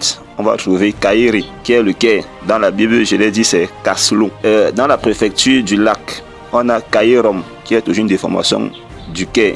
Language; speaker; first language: French; non-native, local second language; Kongo